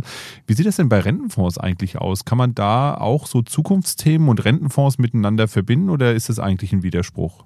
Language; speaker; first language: German; native; German